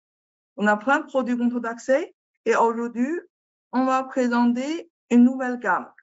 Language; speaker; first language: French; non-native, learner; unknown